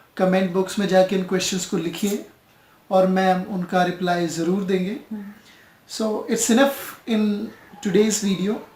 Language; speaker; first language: Hindi; native; Hindi